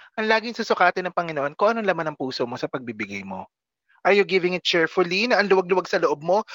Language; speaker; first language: Filipino; native; Filipino